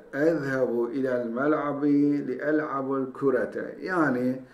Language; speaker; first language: Arabic; non-native, fluent; Turkish